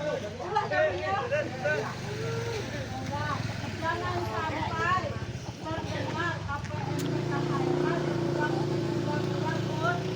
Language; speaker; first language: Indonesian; non-native, local second language; Sundanese